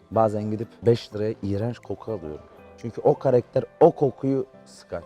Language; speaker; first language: Turkish; native; Turkish